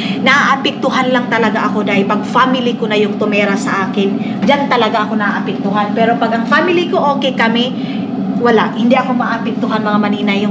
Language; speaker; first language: Filipino; non-native, local second language; Cebuano